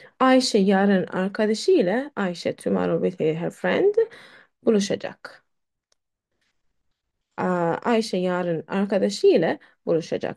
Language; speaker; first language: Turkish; non-native, fluent; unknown